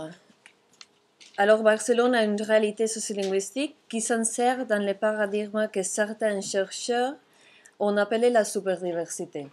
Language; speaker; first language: French; non-native, fluent; Catalan